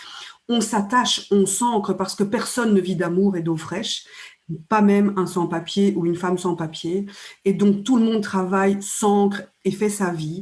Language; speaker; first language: French; native; French